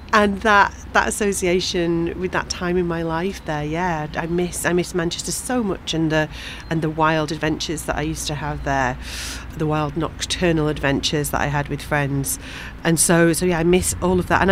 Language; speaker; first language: English; native; English